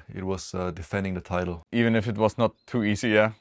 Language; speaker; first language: English; non-native, fluent; German